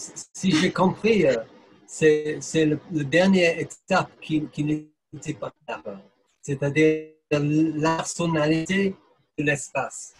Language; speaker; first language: French; non-native, fluent; English